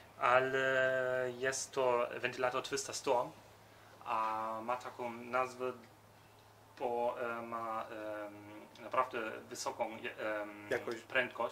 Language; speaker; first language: Polish; early bilingual, heritage; Polish